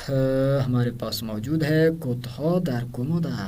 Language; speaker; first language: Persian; non-native, fluent; Urdu